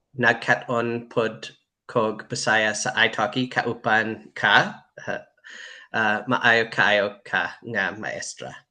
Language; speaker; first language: Cebuano; non-native, learner; English